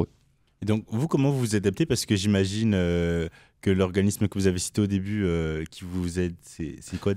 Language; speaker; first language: French; native; French